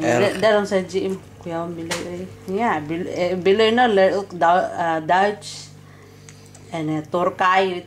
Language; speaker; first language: Dutch; non-native, learner; Cebuano